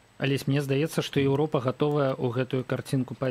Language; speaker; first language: Belarusian; native; Belarusian